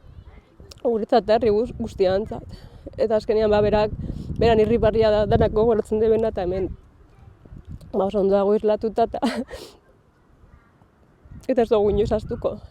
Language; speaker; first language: Basque; native; Basque